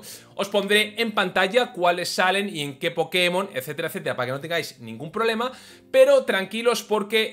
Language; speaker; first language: Spanish; native; Spanish